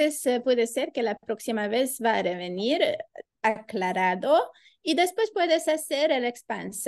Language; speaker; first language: Spanish; non-native, learner; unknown